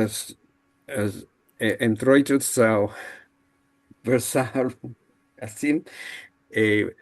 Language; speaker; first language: Portuguese; non-native, learner; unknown